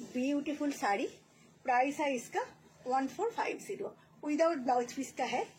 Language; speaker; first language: Hindi; non-native, local second language; Bangla